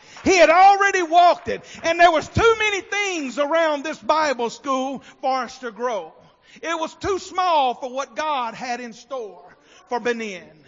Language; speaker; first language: English; native; English